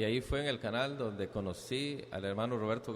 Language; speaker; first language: Spanish; native; Spanish